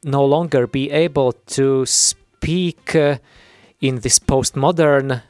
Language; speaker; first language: English; non-native, fluent; Latvian